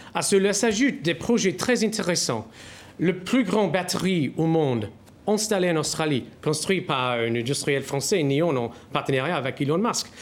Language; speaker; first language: French; non-native, fluent; English